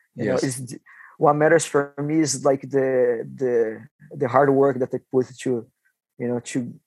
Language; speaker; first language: English; non-native, fluent; Portuguese